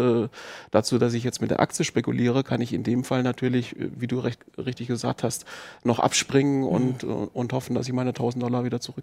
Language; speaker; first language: German; native; German